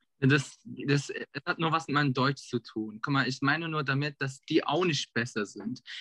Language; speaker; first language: German; early bilingual, other home language; Turkish